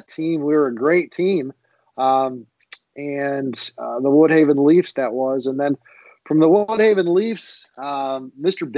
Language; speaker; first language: English; native; English